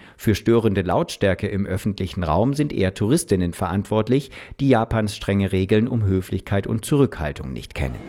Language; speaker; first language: German; native; German